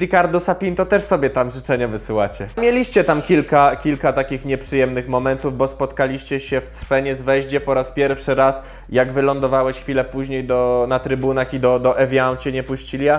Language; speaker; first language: Polish; native; Polish